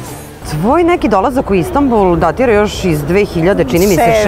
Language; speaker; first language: Serbian; native; Serbian